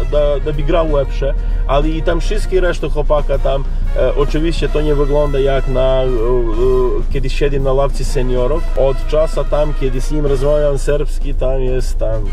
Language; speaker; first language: Polish; non-native, learner; Serbian